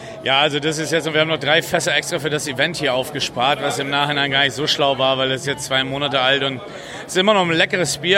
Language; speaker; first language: German; native; German